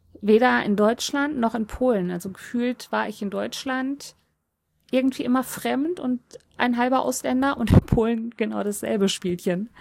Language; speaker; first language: German; early bilingual, other home language; Polish